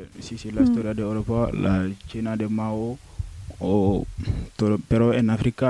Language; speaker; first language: Spanish; non-native, learner; Wolof